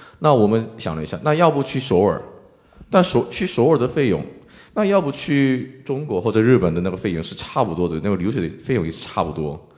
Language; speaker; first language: Chinese; non-native, fluent; Korean